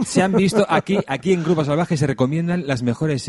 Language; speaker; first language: Spanish; native; Spanish